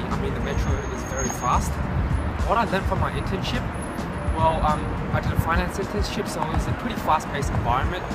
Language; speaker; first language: English; native; English